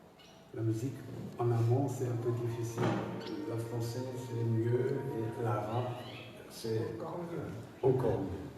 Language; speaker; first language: French; non-native, learner; German